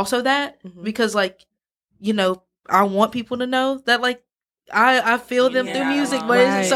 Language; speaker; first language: English; native; English